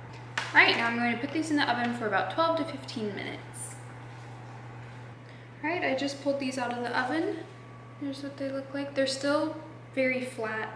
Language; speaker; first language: English; native; English